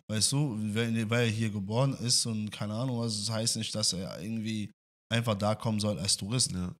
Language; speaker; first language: German; non-native, fluent; French